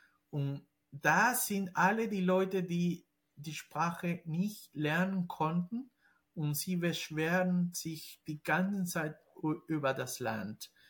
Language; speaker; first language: German; non-native, fluent; Spanish